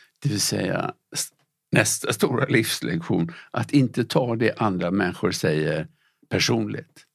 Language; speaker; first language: Swedish; native; Swedish